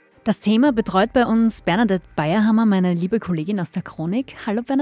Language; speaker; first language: German; native; German